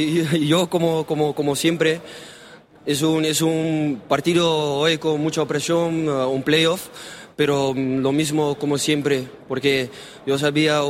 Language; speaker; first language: Spanish; non-native, learner; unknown